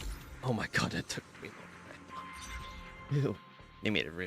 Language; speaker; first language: English; native; English